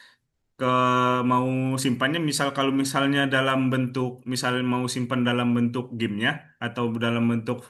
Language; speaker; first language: Indonesian; native; Indonesian